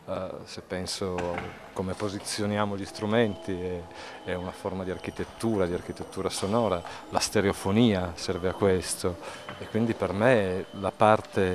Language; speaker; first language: Italian; native; Italian